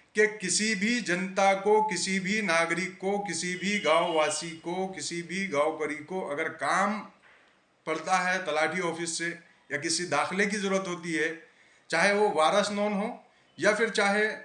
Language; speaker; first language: Hindi; non-native, local second language; Marathi